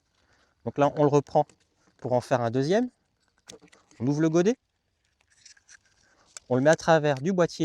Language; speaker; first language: French; native; French